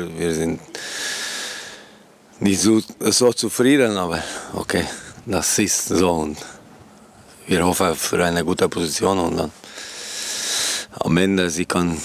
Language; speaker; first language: German; non-native, learner; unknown